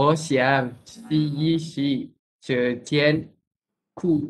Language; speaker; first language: Chinese; non-native, learner; Malay